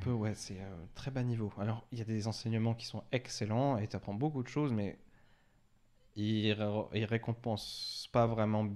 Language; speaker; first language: French; native; French